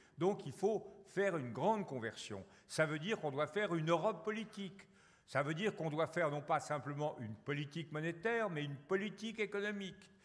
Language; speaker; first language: French; native; French